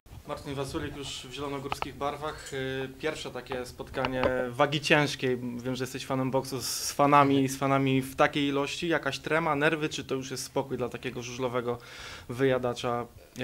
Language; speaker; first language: Polish; native; Polish